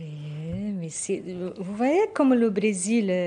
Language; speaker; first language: French; non-native, fluent; Portuguese